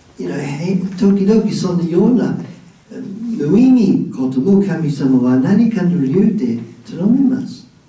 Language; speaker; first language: Japanese; non-native, fluent; English